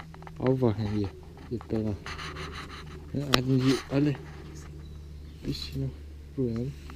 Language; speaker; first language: German; non-native, learner; Spanish